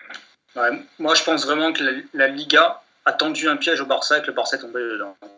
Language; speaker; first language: French; native; French